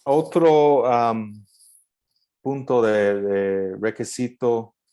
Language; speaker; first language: Spanish; non-native, fluent; English